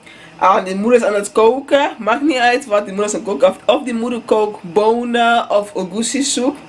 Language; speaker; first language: Dutch; non-native, fluent; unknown